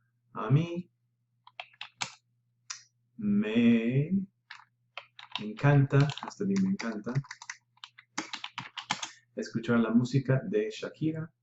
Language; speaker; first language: Spanish; non-native, fluent; English